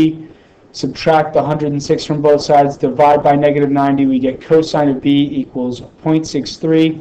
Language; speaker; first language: English; native; English